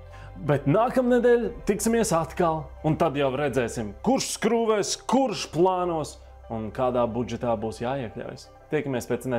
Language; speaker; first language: Latvian; native; Latvian